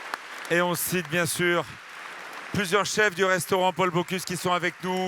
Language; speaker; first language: French; native; French